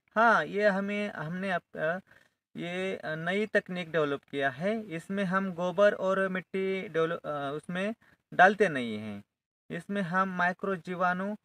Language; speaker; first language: Hindi; non-native, local second language; Marathi